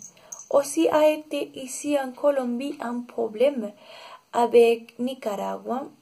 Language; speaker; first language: French; non-native, learner; Spanish